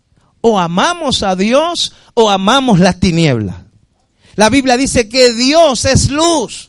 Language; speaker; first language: Spanish; native; Spanish